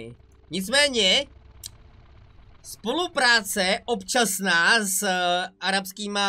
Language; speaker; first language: Czech; native; Czech